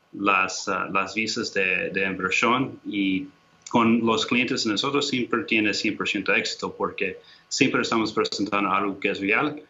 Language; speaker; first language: Spanish; non-native, fluent; English